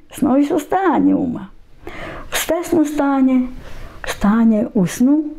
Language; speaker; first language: Serbian; native; Serbian